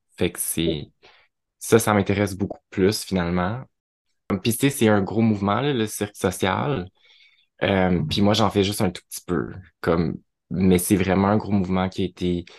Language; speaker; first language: French; native; French